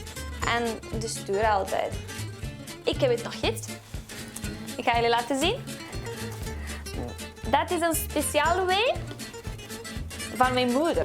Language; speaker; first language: Dutch; non-native, learner; Romanian